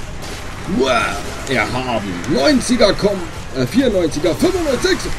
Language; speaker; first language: German; native; German